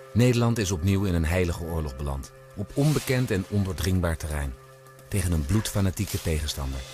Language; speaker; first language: Dutch; native; Dutch